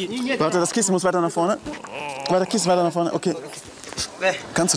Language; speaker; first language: German; native; German